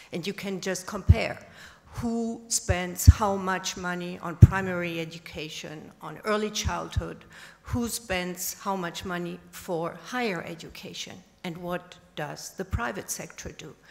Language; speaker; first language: English; non-native, fluent; German